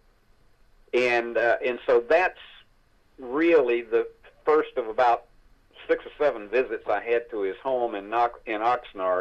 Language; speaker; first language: English; native; English